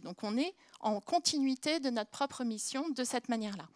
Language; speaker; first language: French; native; French